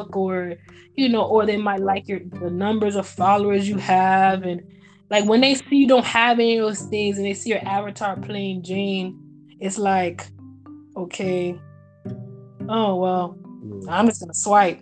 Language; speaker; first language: English; native; English